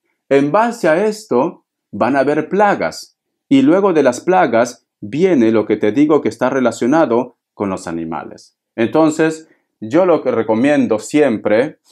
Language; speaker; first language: Spanish; native; Spanish